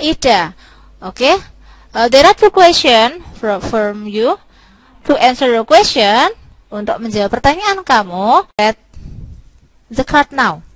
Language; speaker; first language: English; non-native, local second language; Indonesian